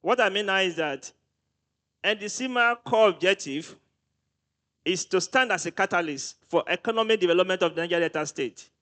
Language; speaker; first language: English; non-native, local second language; Yoruba